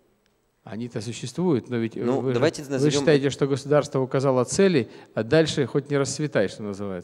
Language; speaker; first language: Russian; native; Russian